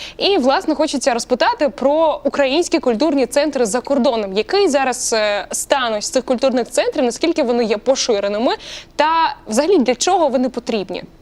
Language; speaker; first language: Ukrainian; native; Ukrainian